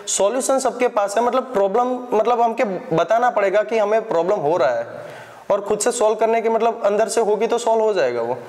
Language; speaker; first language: Hindi; non-native, local second language; Gujarati